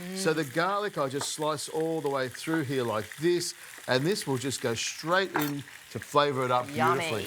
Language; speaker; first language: English; native; English